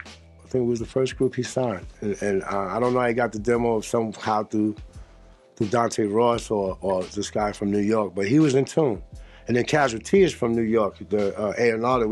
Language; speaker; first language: English; native; English